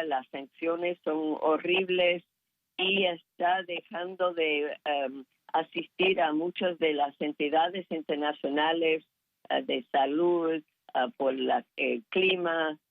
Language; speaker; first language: Spanish; non-native, fluent; English